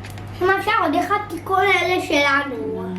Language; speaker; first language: Hebrew; early bilingual, other home language; English